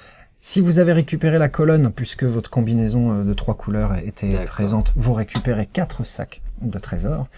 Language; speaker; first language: French; native; French